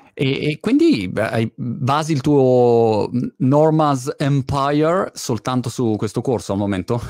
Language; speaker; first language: Italian; native; Italian